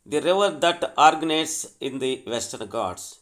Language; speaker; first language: English; non-native, local second language; Telugu